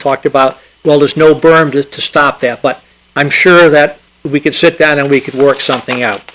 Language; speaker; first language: English; native; English